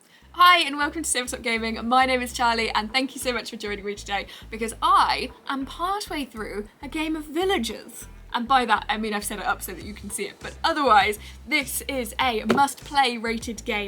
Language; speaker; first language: English; native; English